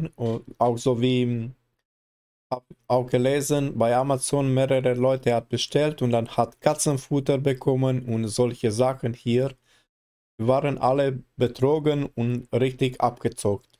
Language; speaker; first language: German; non-native, learner; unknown